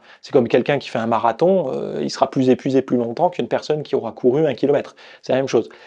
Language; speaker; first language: French; native; French